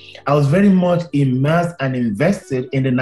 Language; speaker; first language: English; non-native, local second language; Yoruba